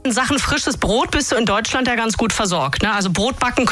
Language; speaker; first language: German; native; German